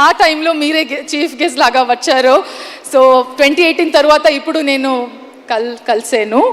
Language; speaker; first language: Telugu; non-native, learner; Kannada